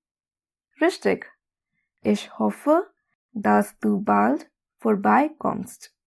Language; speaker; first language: German; non-native, fluent; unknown